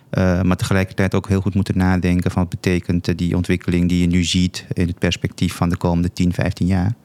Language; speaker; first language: Dutch; native; Dutch